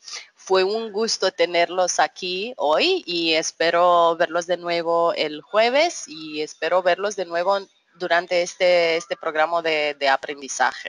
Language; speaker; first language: Spanish; non-native, fluent; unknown